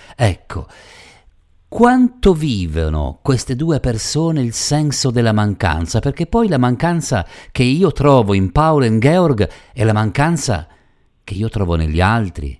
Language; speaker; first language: Italian; native; Italian